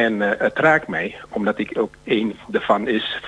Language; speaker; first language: Dutch; non-native, fluent; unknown